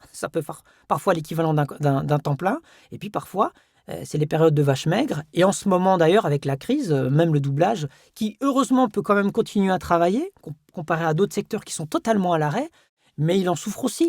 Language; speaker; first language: French; native; French